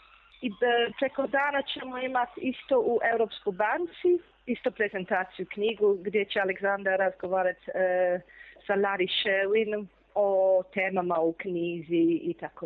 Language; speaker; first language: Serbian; non-native, fluent; English